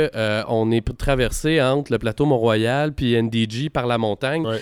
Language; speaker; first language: French; native; French